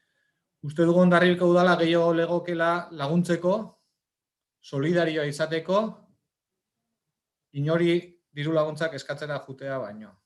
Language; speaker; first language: Basque; native; Basque